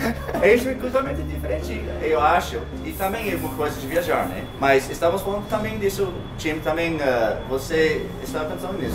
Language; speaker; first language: Portuguese; non-native, learner; English